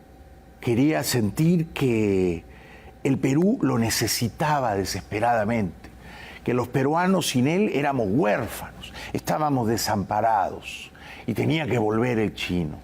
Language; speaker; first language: Spanish; native; Spanish